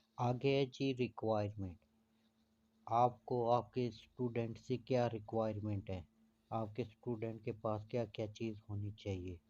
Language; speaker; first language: Urdu; non-native, local second language; Punjabi